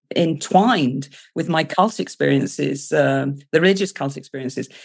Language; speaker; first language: English; native; English